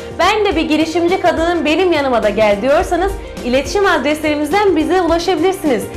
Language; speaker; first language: Turkish; native; Turkish